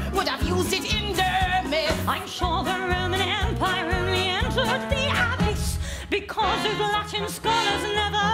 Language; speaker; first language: English; native; English